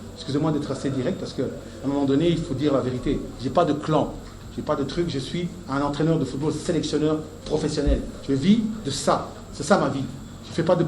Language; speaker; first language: French; native; French